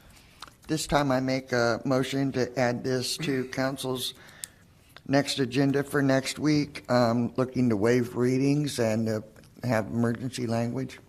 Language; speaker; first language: English; native; English